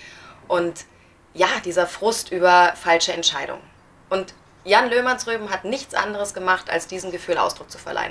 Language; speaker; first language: German; native; German